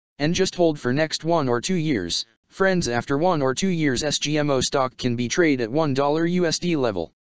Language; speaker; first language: English; non-native, local second language; Hindi